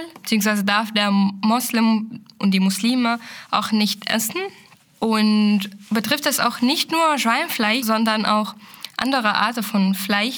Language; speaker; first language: German; non-native, fluent; Arabic